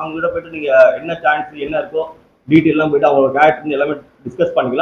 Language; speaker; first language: Tamil; native; Tamil